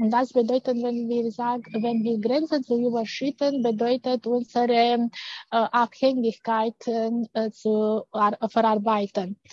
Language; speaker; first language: German; non-native, fluent; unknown